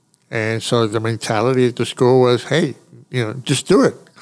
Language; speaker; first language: English; early bilingual, other home language; Spanish